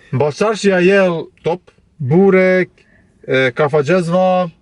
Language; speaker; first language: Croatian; non-native, learner; Albanian